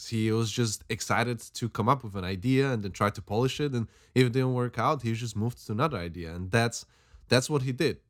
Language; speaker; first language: English; non-native, fluent; Slovak